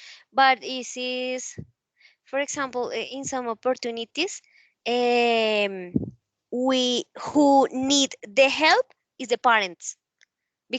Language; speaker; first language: English; non-native, learner; Spanish